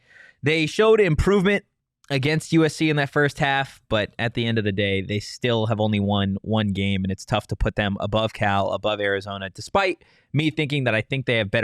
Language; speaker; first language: English; native; English